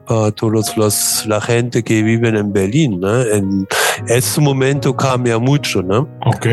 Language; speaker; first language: Spanish; non-native, learner; German